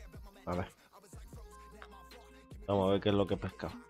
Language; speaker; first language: Spanish; native; Spanish